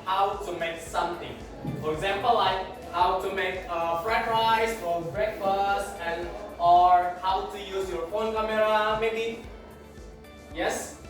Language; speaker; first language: English; non-native, learner; Indonesian